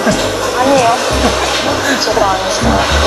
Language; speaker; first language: Korean; non-native, learner; Filipino